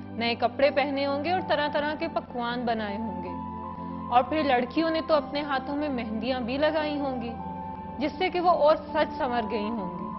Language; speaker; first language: Urdu; native; Urdu